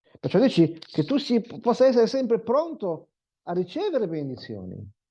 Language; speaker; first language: Italian; non-native, fluent; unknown